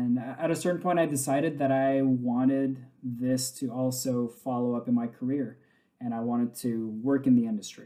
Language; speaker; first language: English; native; English